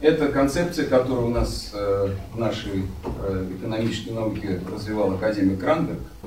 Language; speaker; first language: Russian; native; Russian